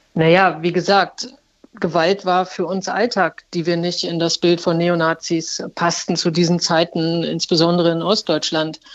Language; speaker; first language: German; native; German